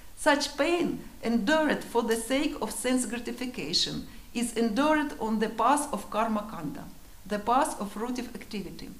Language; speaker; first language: English; non-native, learner; Russian